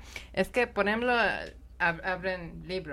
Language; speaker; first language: Spanish; non-native, learner; Persian